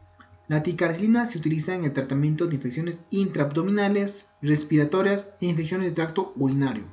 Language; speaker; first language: Spanish; native; Spanish